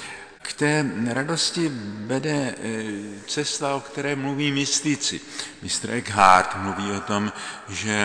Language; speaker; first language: Czech; native; Czech